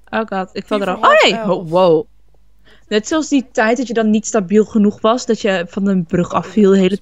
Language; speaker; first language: Dutch; native; Dutch